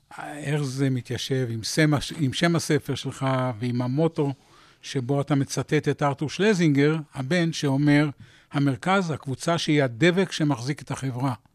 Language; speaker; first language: Hebrew; native; Hebrew